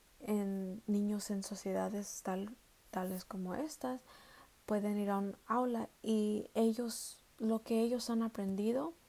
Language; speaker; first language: Spanish; early bilingual, heritage; Spanish